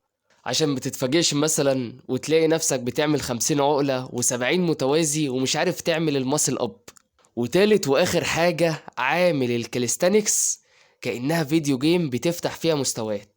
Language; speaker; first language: Arabic; native; Arabic